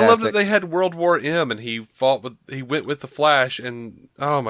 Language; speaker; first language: English; native; English